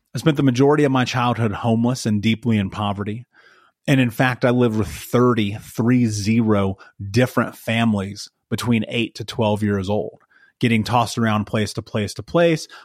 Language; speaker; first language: English; native; English